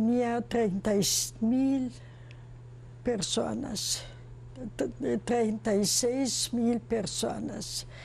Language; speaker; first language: Spanish; non-native, fluent; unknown